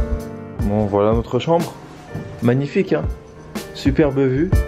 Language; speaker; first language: French; native; French